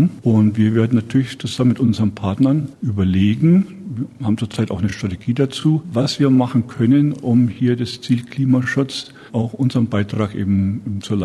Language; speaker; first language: German; native; German